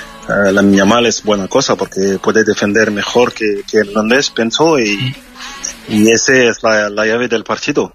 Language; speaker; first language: Spanish; non-native, fluent; French